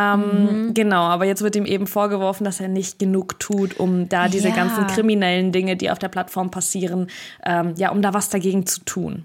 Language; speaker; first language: German; early bilingual, other home language; Russian